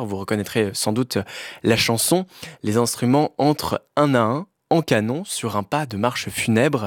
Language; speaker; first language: French; native; French